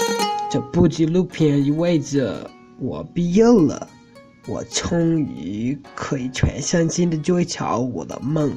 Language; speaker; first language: Chinese; non-native, fluent; English